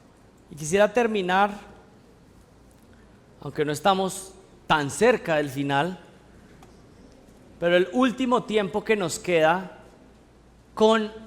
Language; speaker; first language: Spanish; native; Spanish